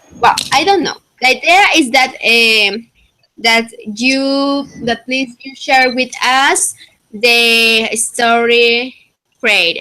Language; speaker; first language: English; non-native, fluent; Spanish